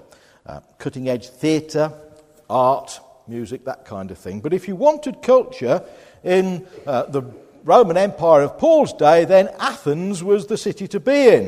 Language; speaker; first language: English; native; English